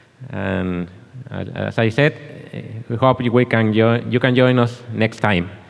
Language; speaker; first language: English; non-native, learner; Spanish